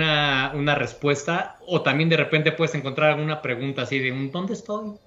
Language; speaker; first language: Spanish; native; Spanish